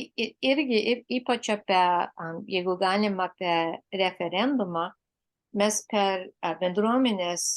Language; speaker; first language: Lithuanian; early bilingual, heritage; Lithuanian